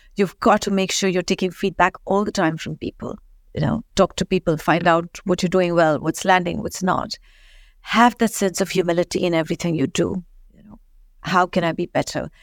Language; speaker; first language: English; non-native, local second language; Marathi